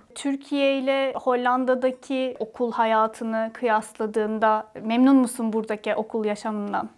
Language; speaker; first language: Turkish; native; Turkish